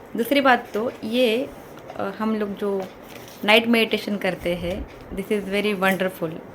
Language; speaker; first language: Hindi; non-native, local second language; Kannada